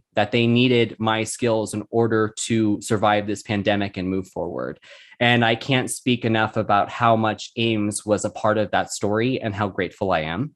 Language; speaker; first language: English; native; English